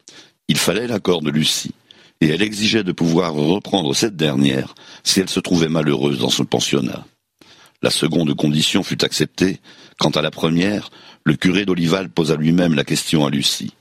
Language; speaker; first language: French; native; French